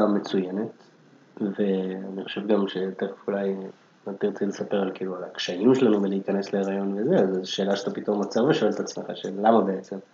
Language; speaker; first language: Hebrew; native; Hebrew